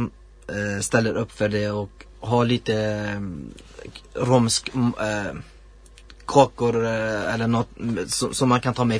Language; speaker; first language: Swedish; non-native, learner; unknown